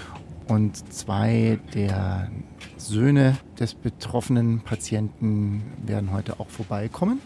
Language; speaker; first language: German; native; German